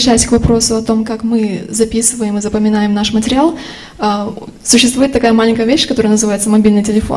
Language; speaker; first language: Russian; native; Russian